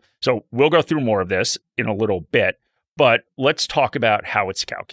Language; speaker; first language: English; native; English